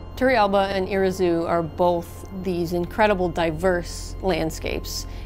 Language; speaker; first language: English; native; English